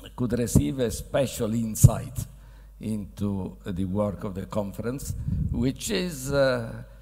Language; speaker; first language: English; non-native, fluent; Italian